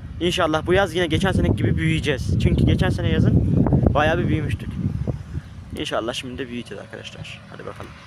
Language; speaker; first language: Turkish; native; Turkish